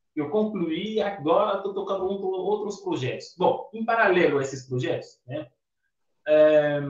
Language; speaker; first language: Portuguese; non-native, fluent; Fon